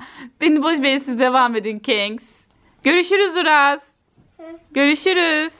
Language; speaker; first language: Turkish; native; Turkish